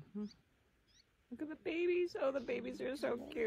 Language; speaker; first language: English; native; English